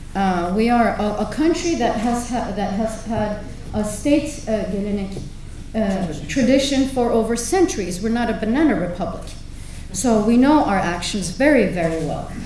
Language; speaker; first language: English; non-native, fluent; Turkish